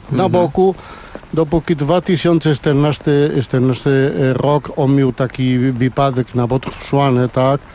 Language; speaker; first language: Polish; non-native, learner; Spanish